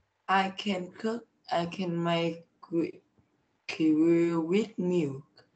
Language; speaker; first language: English; non-native, learner; Vietnamese